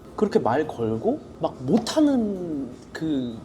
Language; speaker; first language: Korean; native; Korean